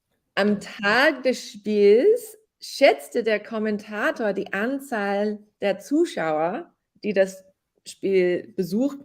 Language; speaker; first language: German; non-native, fluent; English